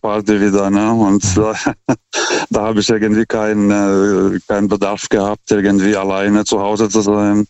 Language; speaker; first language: German; non-native, fluent; Lithuanian